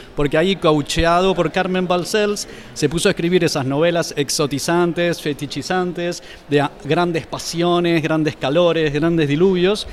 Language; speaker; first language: Spanish; native; Spanish